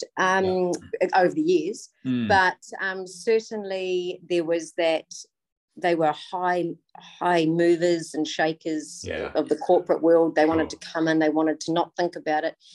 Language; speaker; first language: English; native; English